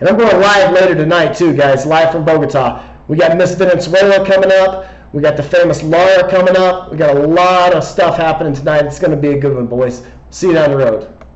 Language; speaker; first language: English; native; English